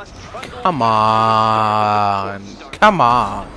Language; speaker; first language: English; native; English